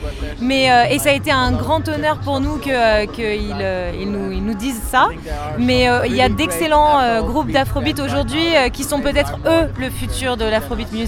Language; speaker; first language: French; non-native, fluent; Dutch